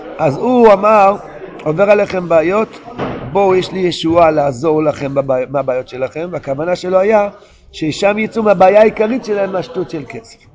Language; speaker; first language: Hebrew; non-native, local second language; Yiddish